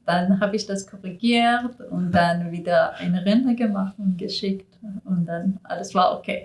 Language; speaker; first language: German; non-native, learner; Persian